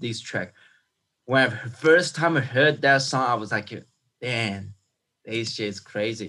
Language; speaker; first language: English; non-native, fluent; Chinese